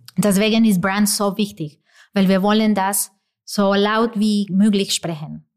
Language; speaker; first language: German; non-native, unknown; Spanish